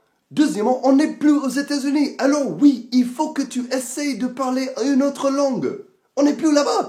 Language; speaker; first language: French; non-native, fluent; English